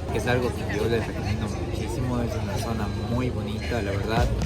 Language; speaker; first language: Spanish; native; Spanish